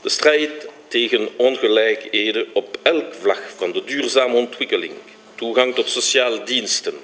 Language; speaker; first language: Dutch; non-native, local second language; French